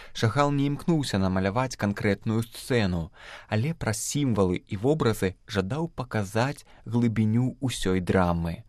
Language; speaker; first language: Belarusian; native; Belarusian